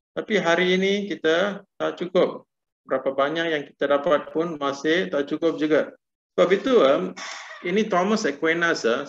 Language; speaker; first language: Malay; non-native, local second language; Tamil